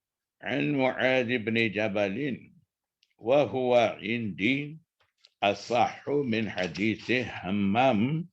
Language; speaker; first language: Arabic; non-native, fluent; Malay